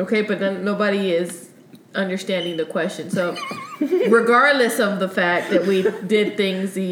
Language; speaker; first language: English; early bilingual, other home language; Spanish